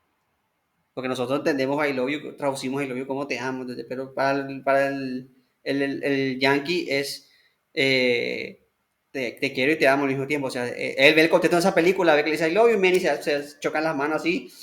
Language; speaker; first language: Spanish; native; Spanish